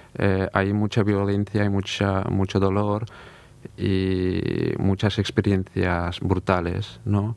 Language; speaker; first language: Spanish; non-native, fluent; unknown